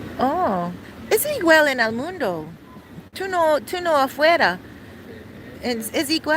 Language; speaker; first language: Spanish; non-native, learner; English